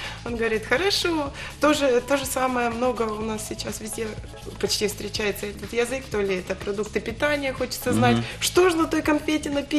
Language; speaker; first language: Russian; native; Russian